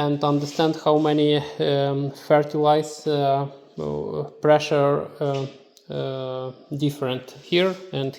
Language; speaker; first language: English; non-native, learner; Ukrainian